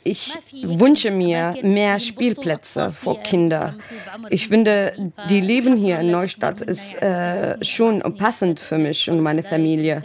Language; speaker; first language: German; non-native, learner; Arabic